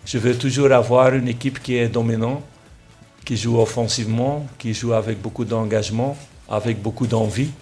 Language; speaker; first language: French; non-native, local second language; Dutch